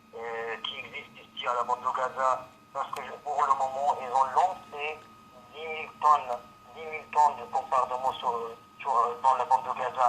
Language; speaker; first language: French; non-native, fluent; Arabic